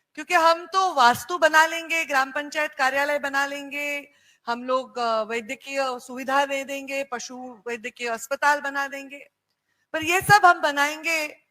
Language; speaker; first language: Hindi; non-native, local second language; Marathi